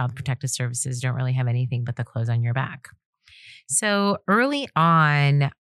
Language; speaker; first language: English; native; English